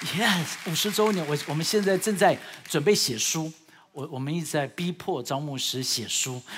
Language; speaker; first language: Chinese; early bilingual, heritage; Chinese